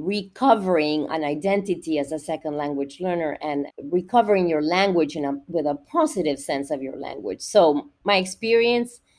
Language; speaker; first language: English; non-native, fluent; Spanish